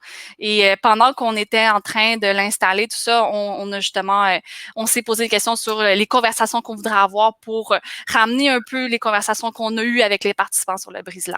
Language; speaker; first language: French; native; French